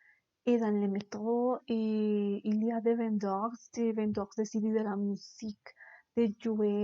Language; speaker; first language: French; non-native, learner; Spanish